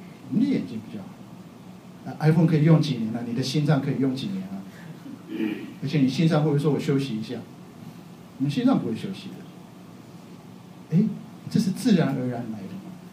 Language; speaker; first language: Chinese; native; Chinese